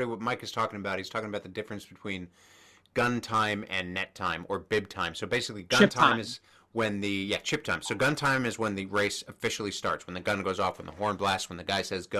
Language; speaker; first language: English; native; English